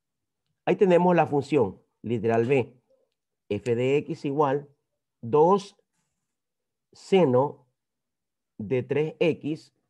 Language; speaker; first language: Spanish; native; Spanish